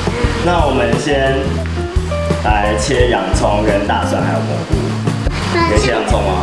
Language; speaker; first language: Chinese; native; Chinese